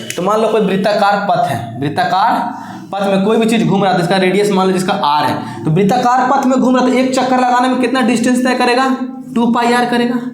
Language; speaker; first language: Hindi; native; Hindi